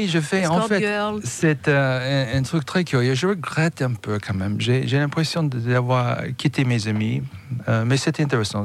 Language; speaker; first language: French; non-native, fluent; English